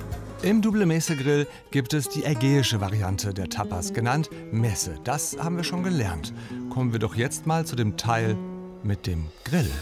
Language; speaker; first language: German; native; German